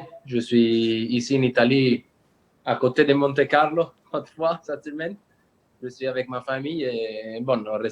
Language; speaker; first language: French; non-native, learner; Italian